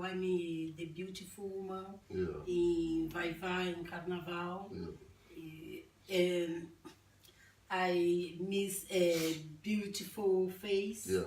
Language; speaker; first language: English; non-native, learner; Portuguese